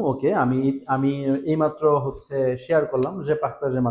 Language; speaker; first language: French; non-native, fluent; Bangla